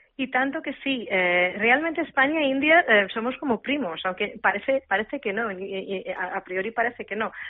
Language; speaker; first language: Spanish; non-native, fluent; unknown